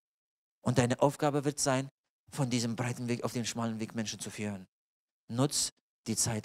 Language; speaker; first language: German; non-native, fluent; Russian